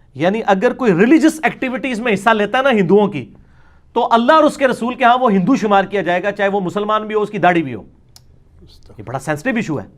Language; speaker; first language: Urdu; non-native, local second language; Punjabi